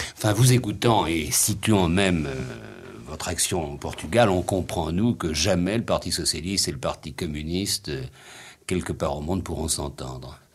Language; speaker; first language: French; native; French